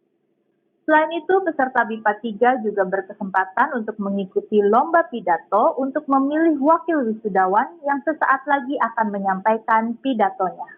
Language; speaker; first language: Indonesian; native; Indonesian